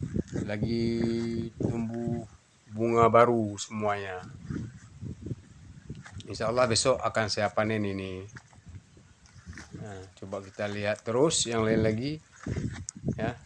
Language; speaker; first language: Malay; non-native, local second language; Achinese